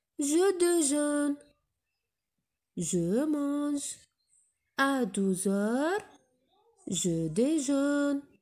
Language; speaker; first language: French; non-native, local second language; Arabic